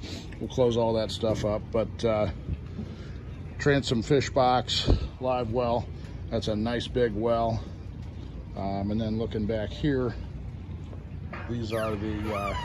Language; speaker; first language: English; native; English